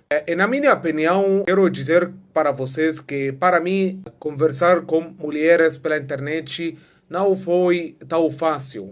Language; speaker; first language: Portuguese; non-native, fluent; Arabic